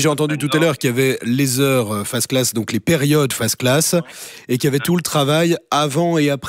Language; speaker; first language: French; native; French